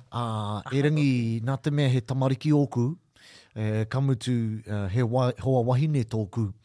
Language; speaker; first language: Māori; non-native, local second language; English